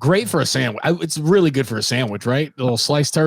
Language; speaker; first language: English; native; English